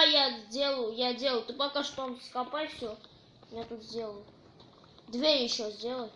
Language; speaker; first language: Russian; native; Russian